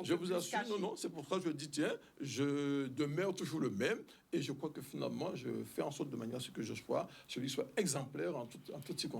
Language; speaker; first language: French; native; French